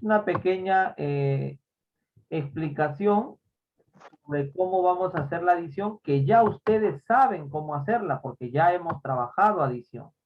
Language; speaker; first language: Spanish; native; Spanish